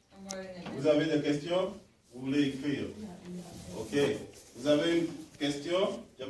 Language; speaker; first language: French; non-native, fluent; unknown